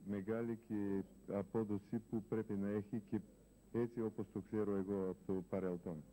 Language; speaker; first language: Greek; non-native, fluent; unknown